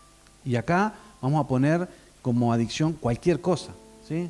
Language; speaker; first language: Spanish; native; Spanish